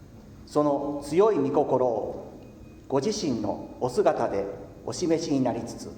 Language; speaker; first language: Japanese; native; Japanese